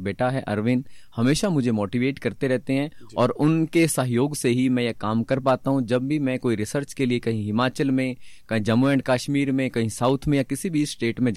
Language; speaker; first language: Hindi; native; Hindi